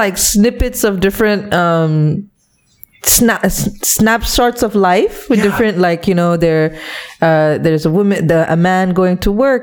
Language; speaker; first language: English; non-native, local second language; Tamil